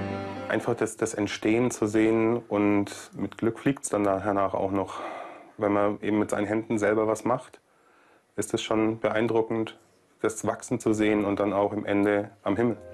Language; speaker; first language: German; native; German